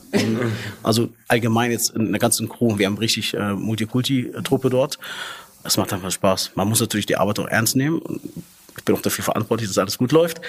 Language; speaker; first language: German; early bilingual, other home language; Arabic